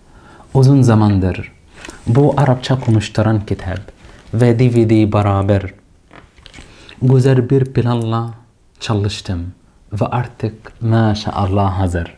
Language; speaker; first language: Turkish; non-native, fluent; Arabic